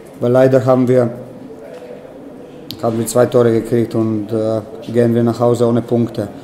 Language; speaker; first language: German; non-native, fluent; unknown